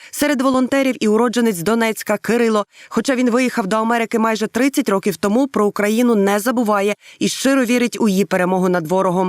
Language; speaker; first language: Ukrainian; native; Ukrainian